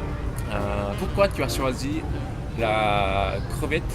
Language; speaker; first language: French; non-native, learner; Japanese